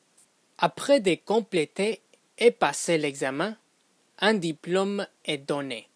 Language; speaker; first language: French; non-native, fluent; English